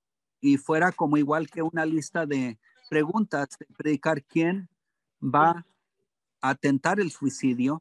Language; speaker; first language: Spanish; early bilingual, heritage; English